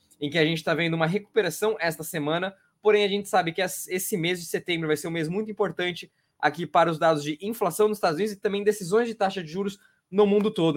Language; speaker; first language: Portuguese; native; Portuguese